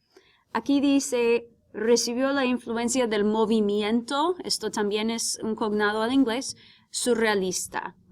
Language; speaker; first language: Spanish; non-native, fluent; English